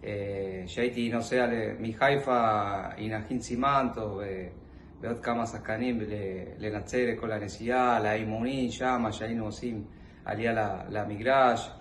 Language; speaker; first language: Hebrew; non-native, learner; Spanish